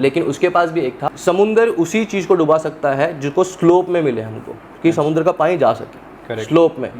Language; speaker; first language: Hindi; non-native, local second language; Tamil